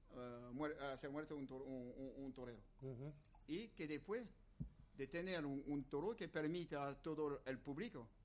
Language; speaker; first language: Spanish; non-native, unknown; French